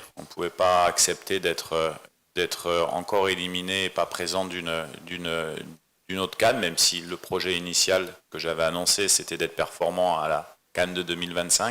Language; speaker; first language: French; native; French